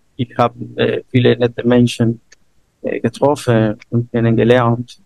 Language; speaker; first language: German; non-native, learner; Spanish